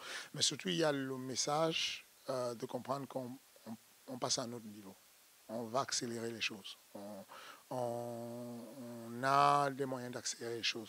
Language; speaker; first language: French; native; French